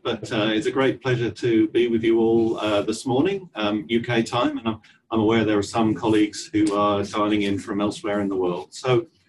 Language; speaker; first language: English; native; English